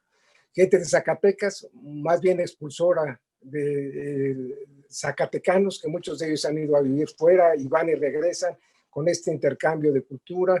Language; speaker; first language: Spanish; native; Spanish